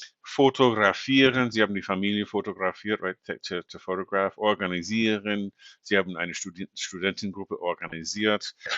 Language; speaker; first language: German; non-native, fluent; English